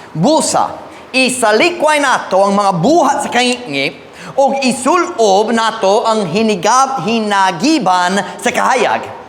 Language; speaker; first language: Cebuano; non-native, fluent; English